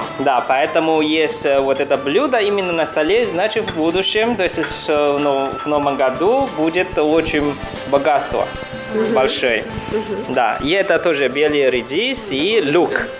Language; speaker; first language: Russian; non-native, fluent; Chinese